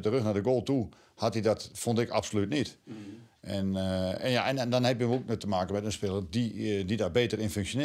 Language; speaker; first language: Dutch; native; Dutch